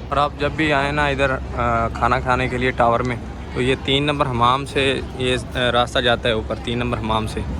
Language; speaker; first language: Urdu; non-native, local second language; Punjabi